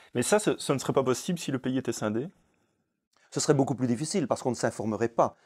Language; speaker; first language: French; native; French